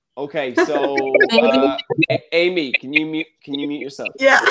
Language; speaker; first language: English; native; English